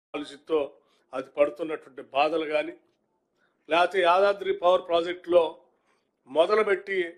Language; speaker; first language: Telugu; native; Telugu